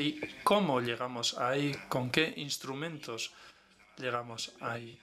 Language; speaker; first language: Spanish; native; Spanish